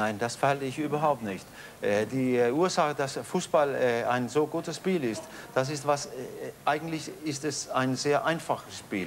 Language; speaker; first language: German; non-native, fluent; Danish